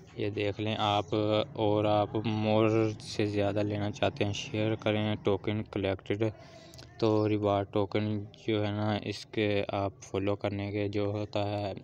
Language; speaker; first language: Urdu; non-native, local second language; Punjabi